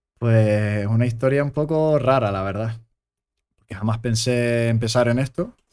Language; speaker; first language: Spanish; early bilingual, other home language; German